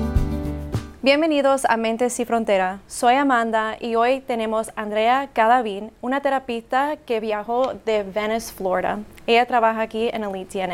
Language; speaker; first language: Spanish; early bilingual, heritage; English